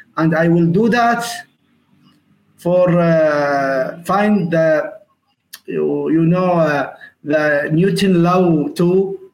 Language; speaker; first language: English; non-native, learner; Arabic